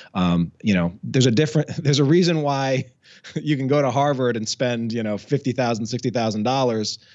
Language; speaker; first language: English; native; English